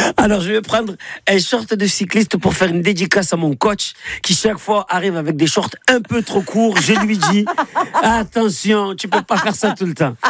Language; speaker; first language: French; native; French